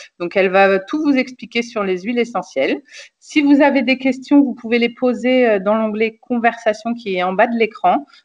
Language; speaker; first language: French; native; French